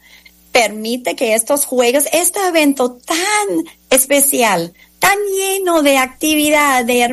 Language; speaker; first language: Spanish; non-native, fluent; English